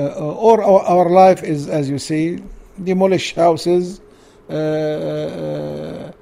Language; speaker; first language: English; non-native, learner; Arabic